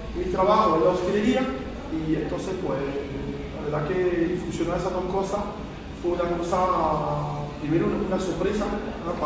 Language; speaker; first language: Spanish; early bilingual, heritage; Spanish